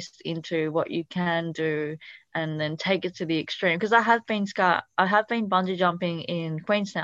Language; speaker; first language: English; non-native, fluent; Italian